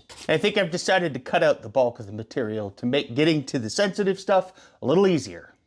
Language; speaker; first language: English; native; English